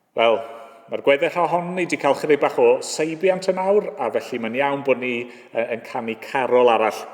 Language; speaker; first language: Welsh; native; Welsh